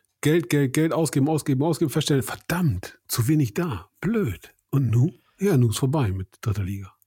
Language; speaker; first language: German; native; German